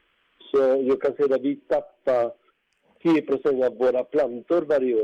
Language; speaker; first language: Swedish; non-native, fluent; Spanish